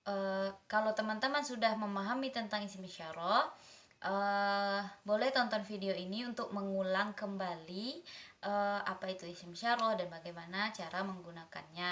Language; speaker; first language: Indonesian; native; Indonesian